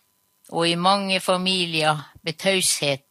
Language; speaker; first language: Norwegian; non-native, local second language; Northern Sami